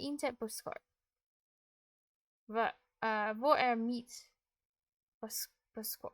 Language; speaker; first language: Danish; non-native, learner; English